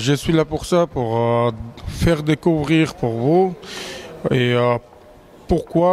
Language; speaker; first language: French; non-native, learner; Georgian